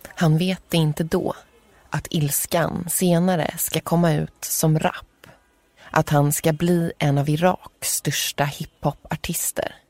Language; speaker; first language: Swedish; native; Swedish